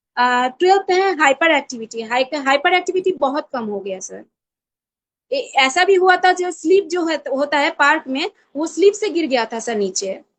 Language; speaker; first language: Hindi; non-native, local second language; Bangla